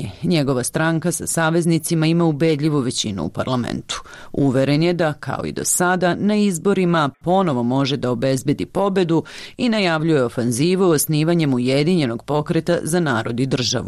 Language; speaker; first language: Serbian; native; Serbian